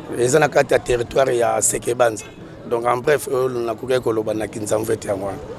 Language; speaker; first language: Lingala; non-native, local second language; Kongo